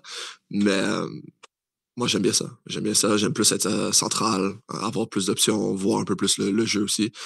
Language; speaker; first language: French; native; French